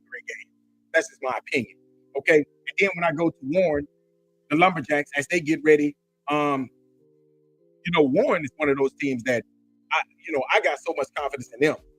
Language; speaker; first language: English; native; English